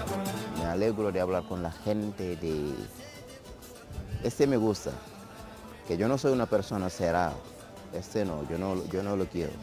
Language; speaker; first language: Spanish; non-native, learner; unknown